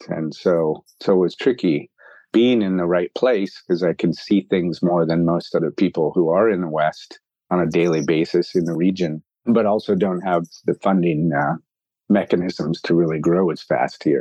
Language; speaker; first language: English; native; English